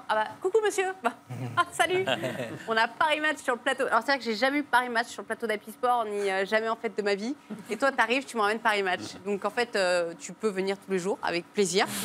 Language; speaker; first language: French; native; French